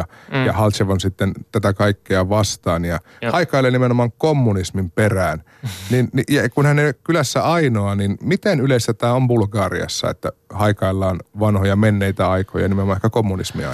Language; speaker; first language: Finnish; native; Finnish